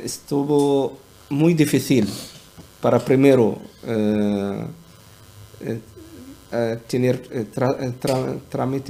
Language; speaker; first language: Spanish; non-native, learner; Arabic